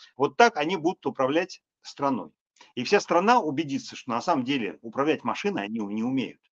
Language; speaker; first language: Russian; native; Russian